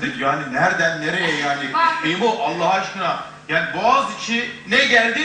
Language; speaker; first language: Turkish; native; Turkish